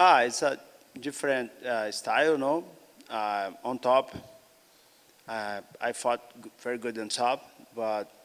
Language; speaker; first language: English; non-native, learner; Portuguese